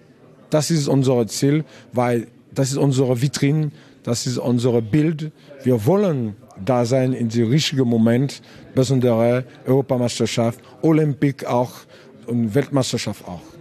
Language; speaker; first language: German; non-native, learner; French